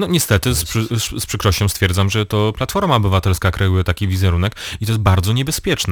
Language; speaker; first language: Polish; native; Polish